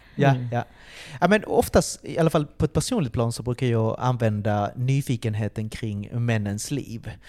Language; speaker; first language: Swedish; early bilingual, other home language; Spanish